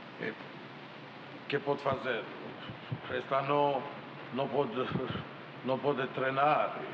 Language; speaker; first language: Portuguese; non-native, fluent; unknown